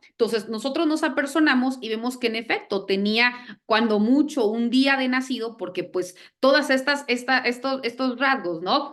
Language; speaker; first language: Spanish; native; Spanish